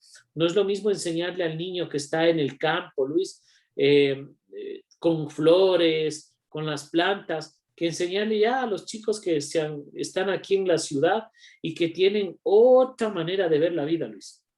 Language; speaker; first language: Spanish; native; Spanish